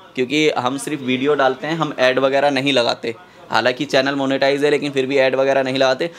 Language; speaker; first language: Hindi; native; Hindi